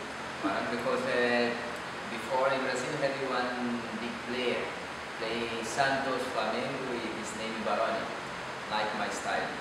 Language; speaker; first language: English; non-native, learner; Portuguese